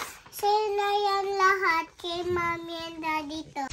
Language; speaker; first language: Filipino; early bilingual, heritage; Filipino